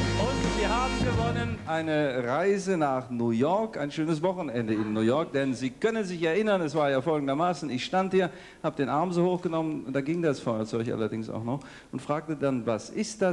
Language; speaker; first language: German; native; German